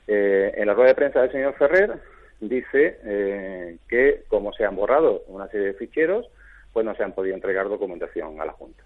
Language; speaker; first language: Spanish; native; Spanish